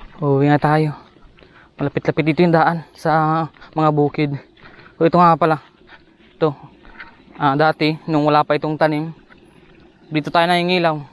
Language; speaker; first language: Filipino; non-native, local second language; Bikol